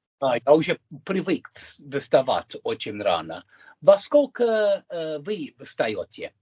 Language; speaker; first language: Russian; non-native, fluent; English